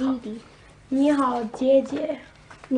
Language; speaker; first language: Chinese; non-native, learner; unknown